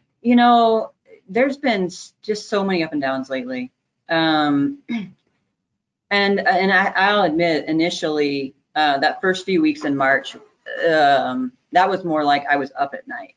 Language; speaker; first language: English; native; English